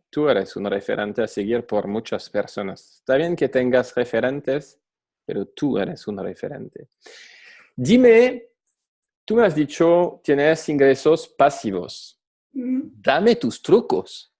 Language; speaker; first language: Spanish; non-native, fluent; French